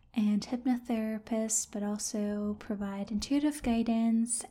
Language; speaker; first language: English; non-native, fluent; German